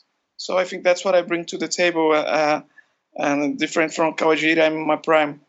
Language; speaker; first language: English; non-native, fluent; Portuguese